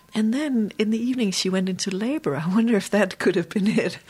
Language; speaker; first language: English; non-native, fluent; Danish